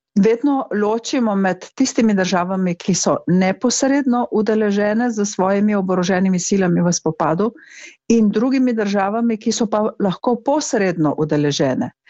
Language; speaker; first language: Slovenian; native; Slovenian